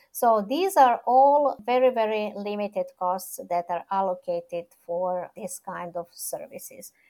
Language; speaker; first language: English; non-native, fluent; Serbian